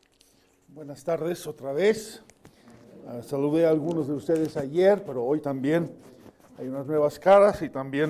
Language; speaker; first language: Spanish; non-native, fluent; English